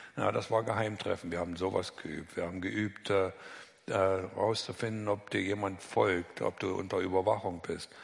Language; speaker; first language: German; native; German